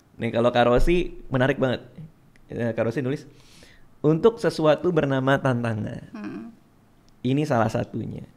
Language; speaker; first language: Indonesian; native; Indonesian